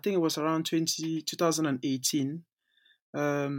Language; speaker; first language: English; non-native, local second language; French